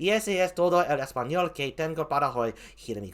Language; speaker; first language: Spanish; non-native, learner; English